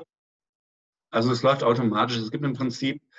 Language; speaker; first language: German; native; German